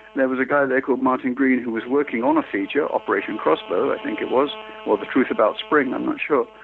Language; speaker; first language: English; native; English